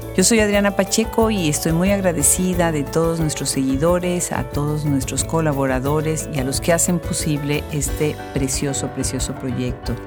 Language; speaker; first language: Spanish; native; Spanish